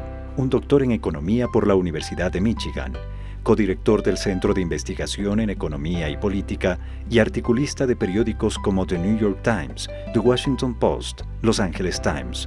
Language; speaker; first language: Spanish; native; Spanish